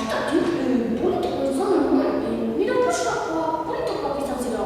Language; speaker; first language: Basque; non-native, learner; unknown